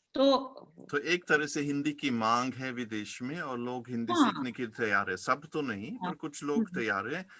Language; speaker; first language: Hindi; non-native, fluent; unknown